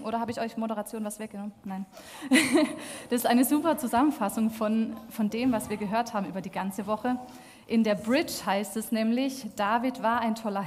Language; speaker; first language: German; native; German